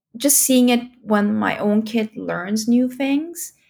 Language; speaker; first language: English; non-native, fluent; German